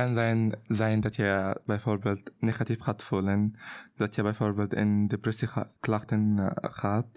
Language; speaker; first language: Dutch; non-native, learner; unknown